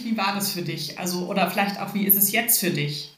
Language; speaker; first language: German; native; German